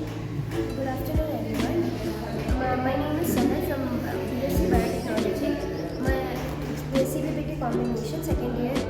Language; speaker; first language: English; non-native, local second language; Kannada